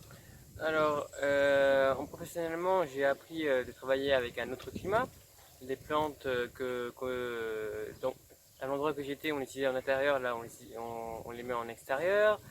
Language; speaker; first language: French; non-native, local second language; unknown